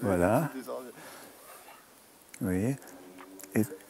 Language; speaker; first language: French; non-native, fluent; German